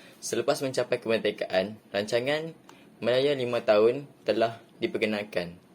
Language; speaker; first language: Malay; native; Malay